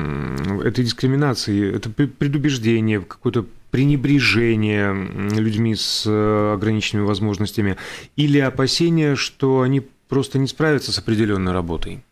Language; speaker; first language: Russian; native; Russian